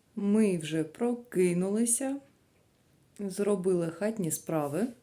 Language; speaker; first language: Ukrainian; non-native, local second language; Russian